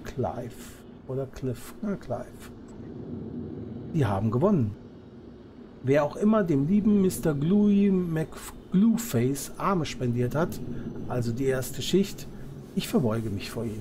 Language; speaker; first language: German; native; German